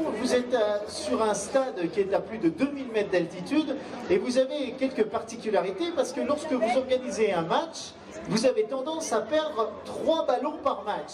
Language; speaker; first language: French; native; French